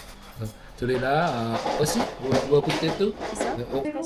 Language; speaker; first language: French; non-native, learner; Thai